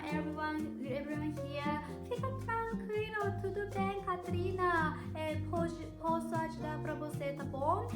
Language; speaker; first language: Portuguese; non-native, learner; Japanese